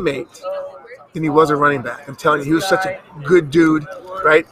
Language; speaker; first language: English; native; English